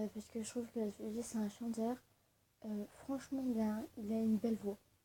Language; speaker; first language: French; early bilingual, other home language; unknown